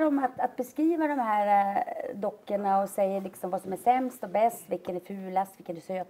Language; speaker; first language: Swedish; native; Swedish